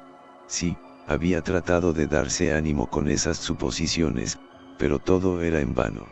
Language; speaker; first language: Spanish; native; Spanish